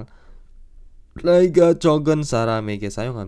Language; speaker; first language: Korean; non-native, fluent; Indonesian